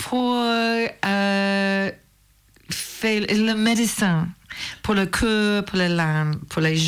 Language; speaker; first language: French; non-native, learner; English